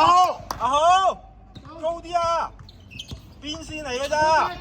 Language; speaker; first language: Chinese; native; Chinese